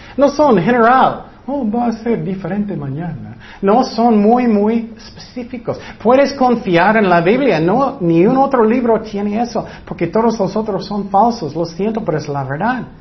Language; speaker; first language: Spanish; non-native, fluent; English